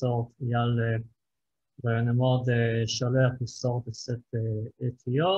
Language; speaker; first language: French; non-native, fluent; Hebrew